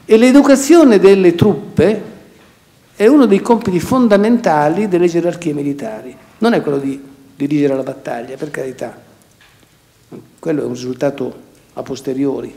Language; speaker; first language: Italian; native; Italian